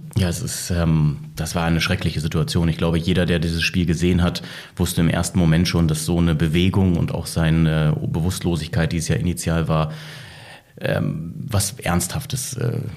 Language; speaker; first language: German; native; German